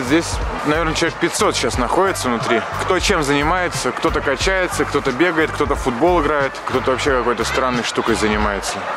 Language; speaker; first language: Russian; native; Russian